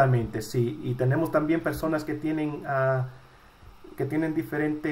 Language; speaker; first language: Spanish; early bilingual, heritage; Spanish